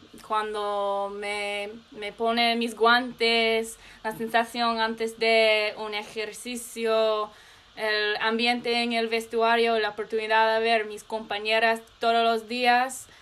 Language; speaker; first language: Spanish; non-native, learner; English